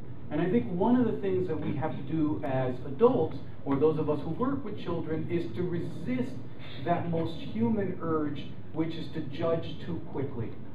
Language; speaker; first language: English; early bilingual, other home language; Spanish